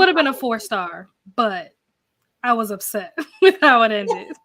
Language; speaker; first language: English; native; English